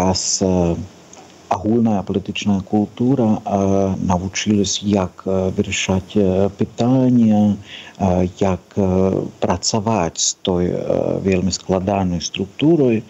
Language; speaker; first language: Belarusian; non-native, learner; Czech